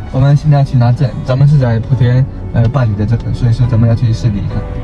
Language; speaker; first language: Chinese; native; Chinese